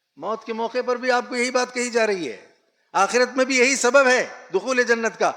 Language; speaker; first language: Urdu; native; Urdu